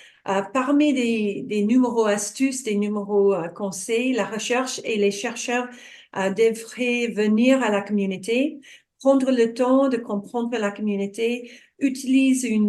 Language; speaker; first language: French; non-native, fluent; English